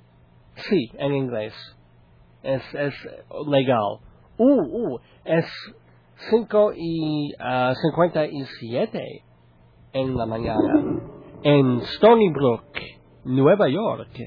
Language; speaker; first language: Spanish; non-native, learner; English